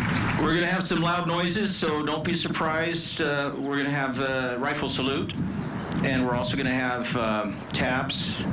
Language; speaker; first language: English; native; English